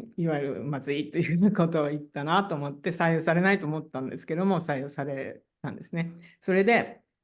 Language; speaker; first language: Japanese; native; Japanese